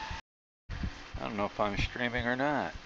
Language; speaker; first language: English; native; English